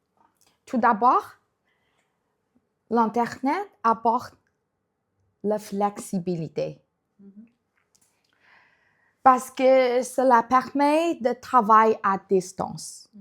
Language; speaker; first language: French; non-native, learner; Chinese